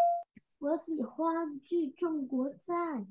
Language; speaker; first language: Chinese; non-native, learner; Vietnamese